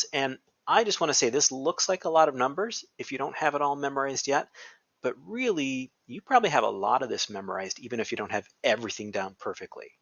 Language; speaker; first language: English; native; English